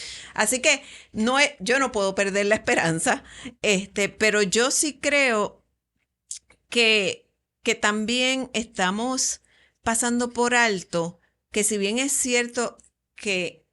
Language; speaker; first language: Spanish; native; Spanish